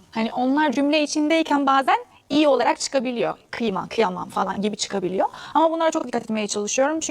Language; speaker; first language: Turkish; non-native, fluent; Arabic